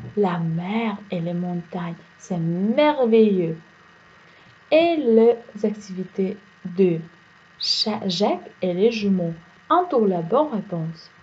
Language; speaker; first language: French; non-native, fluent; Uzbek